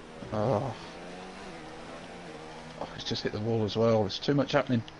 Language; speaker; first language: English; native; English